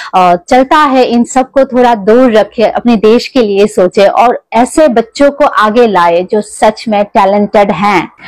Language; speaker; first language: Hindi; non-native, local second language; Kok Borok